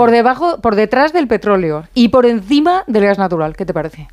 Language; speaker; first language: Spanish; native; Spanish